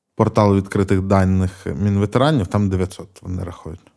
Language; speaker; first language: Ukrainian; native; Ukrainian